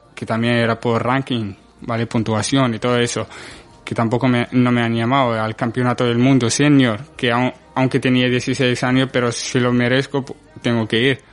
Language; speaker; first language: Spanish; non-native, fluent; Arabic